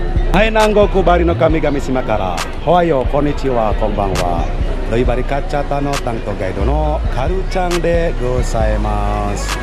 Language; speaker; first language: Japanese; non-native, fluent; Indonesian